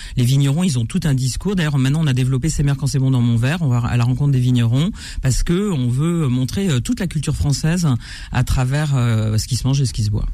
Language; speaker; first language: French; native; French